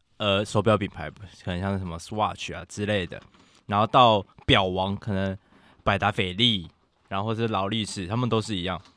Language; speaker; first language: Chinese; native; Chinese